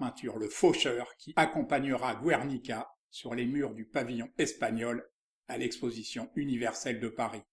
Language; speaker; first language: French; native; French